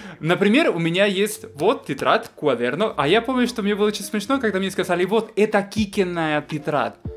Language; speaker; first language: Russian; non-native, fluent; Spanish